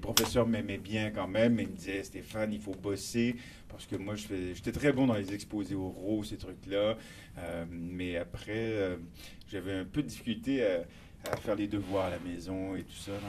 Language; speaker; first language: French; native; French